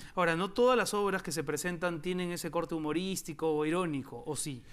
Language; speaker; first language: Spanish; native; Spanish